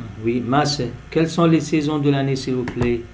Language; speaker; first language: French; non-native, fluent; Arabic